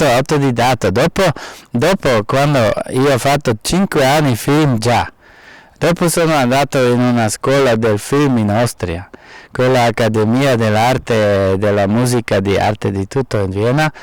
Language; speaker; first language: Italian; non-native, fluent; German